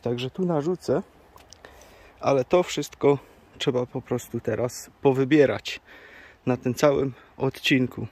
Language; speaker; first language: Polish; native; Polish